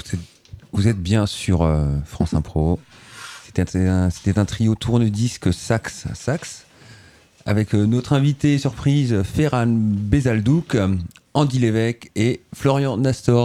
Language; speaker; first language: French; native; French